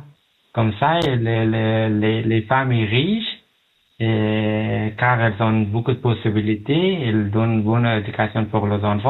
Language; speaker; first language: French; non-native, learner; Pashto